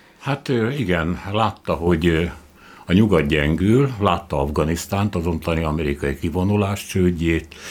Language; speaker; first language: Hungarian; native; Hungarian